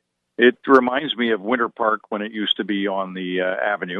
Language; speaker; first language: English; native; English